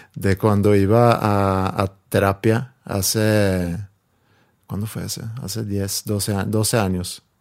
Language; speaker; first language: Spanish; non-native, fluent; Swedish